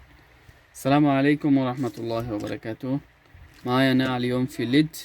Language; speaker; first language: Arabic; non-native, learner; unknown